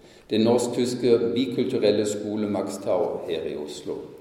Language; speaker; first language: Norwegian; non-native, fluent; German